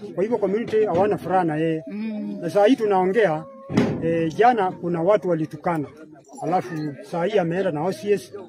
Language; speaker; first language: Swahili; non-native, local second language; Kamba